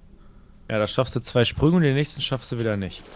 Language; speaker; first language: German; native; German